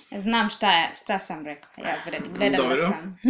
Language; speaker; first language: Serbian; non-native, learner; Swahili